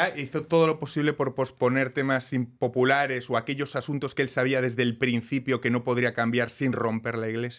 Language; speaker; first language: Spanish; native; Spanish